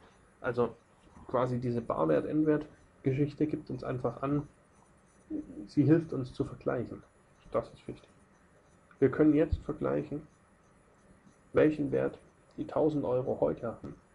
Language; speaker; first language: German; native; German